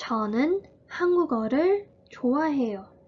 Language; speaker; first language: Korean; early bilingual, heritage; Korean